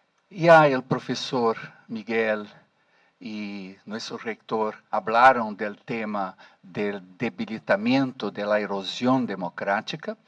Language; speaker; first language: Spanish; non-native, fluent; Portuguese